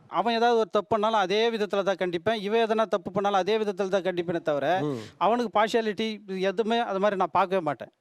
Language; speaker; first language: Tamil; non-native, local second language; Telugu